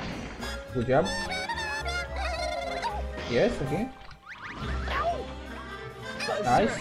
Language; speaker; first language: English; non-native, learner; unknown